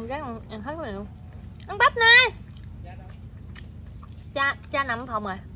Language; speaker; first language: Vietnamese; native; Vietnamese